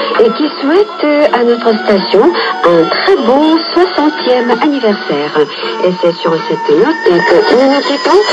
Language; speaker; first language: French; native; French